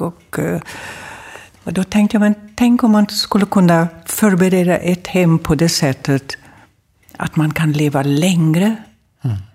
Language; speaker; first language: Swedish; non-native, fluent; German